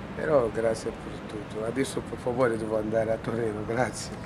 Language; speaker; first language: Italian; non-native, learner; Dutch